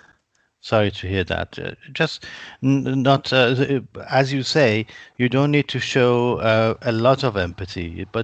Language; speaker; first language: English; non-native, fluent; Persian